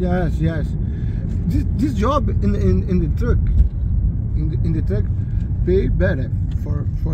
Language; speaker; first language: English; non-native, learner; Portuguese